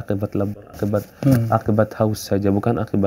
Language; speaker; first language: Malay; non-native, fluent; Arabic